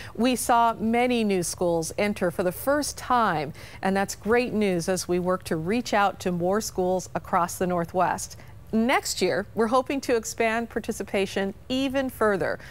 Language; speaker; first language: English; native; English